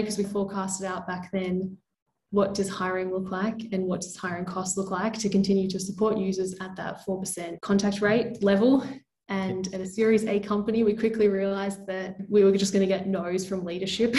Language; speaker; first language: English; native; English